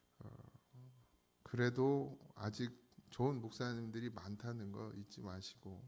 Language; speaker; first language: Korean; native; Korean